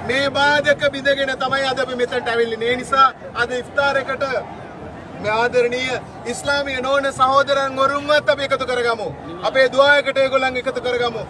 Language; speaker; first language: Sinhala; non-native, local second language; Tamil